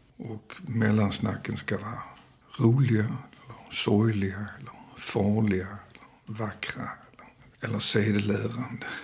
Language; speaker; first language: Swedish; early bilingual, other home language; Danish